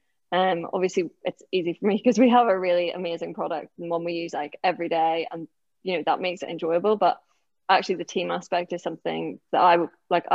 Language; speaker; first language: English; native; English